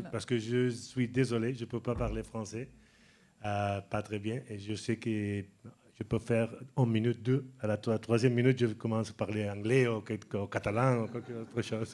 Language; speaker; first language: French; non-native, learner; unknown